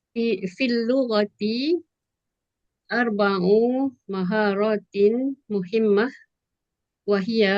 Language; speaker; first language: Arabic; non-native, learner; Malay